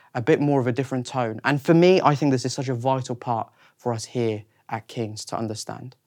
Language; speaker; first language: English; native; English